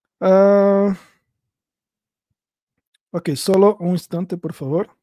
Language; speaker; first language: Spanish; non-native, learner; Portuguese